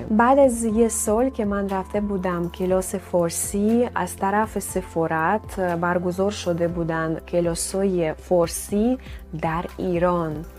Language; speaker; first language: Persian; non-native, fluent; Russian